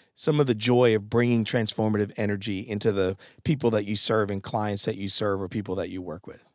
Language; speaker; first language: English; native; English